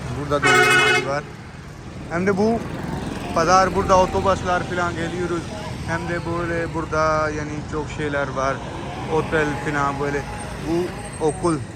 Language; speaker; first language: Turkish; non-native, learner; Punjabi